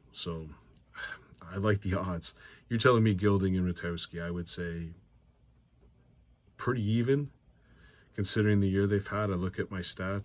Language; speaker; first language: English; native; English